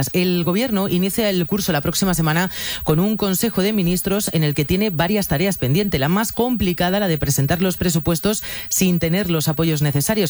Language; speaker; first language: Spanish; native; Spanish